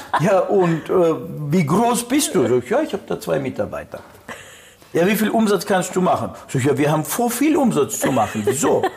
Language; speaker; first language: German; non-native, fluent; Russian